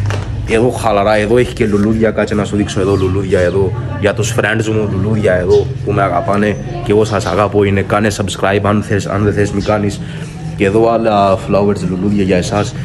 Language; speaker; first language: Greek; early bilingual, other home language; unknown